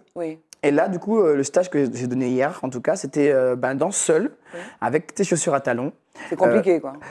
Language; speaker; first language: French; native; French